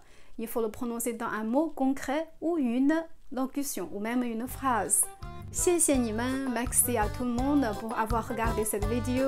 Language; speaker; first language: French; non-native, fluent; Chinese